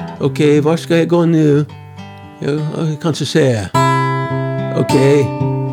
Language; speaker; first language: Swedish; non-native, fluent; English